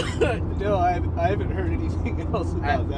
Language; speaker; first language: English; native; English